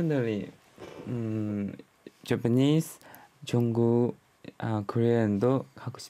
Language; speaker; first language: Korean; non-native, learner; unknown